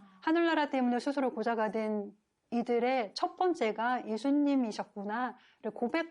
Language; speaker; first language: Korean; native; Korean